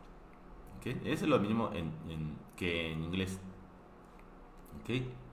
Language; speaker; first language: Spanish; non-native, fluent; Korean